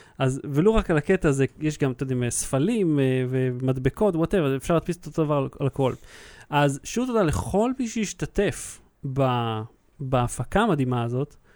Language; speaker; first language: Hebrew; early bilingual, other home language; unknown